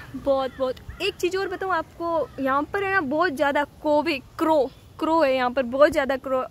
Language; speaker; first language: Hindi; native; Hindi